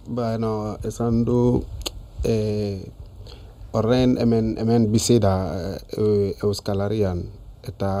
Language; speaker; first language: Basque; non-native, learner; Wolof